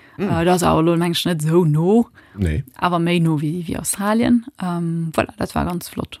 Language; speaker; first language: Luxembourgish; early bilingual, other home language; Italian